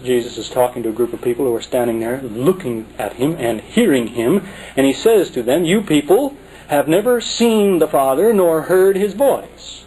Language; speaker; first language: English; native; English